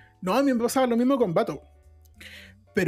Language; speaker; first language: Spanish; native; Spanish